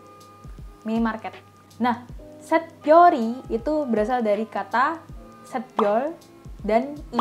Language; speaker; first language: Indonesian; native; Indonesian